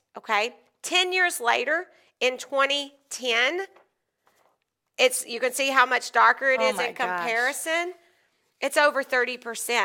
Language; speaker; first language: English; native; English